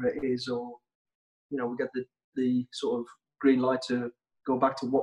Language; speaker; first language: English; native; English